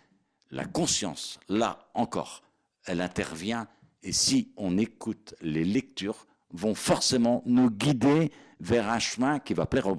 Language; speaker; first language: French; native; French